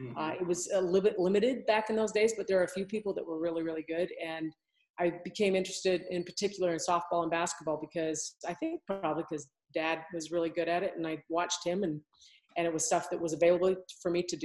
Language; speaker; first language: English; native; English